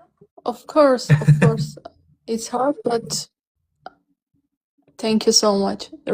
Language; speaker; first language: English; non-native, learner; Armenian